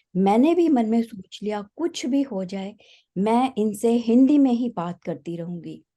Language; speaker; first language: Hindi; native; Hindi